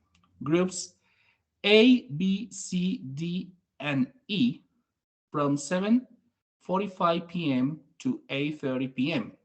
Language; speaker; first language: English; non-native, fluent; Spanish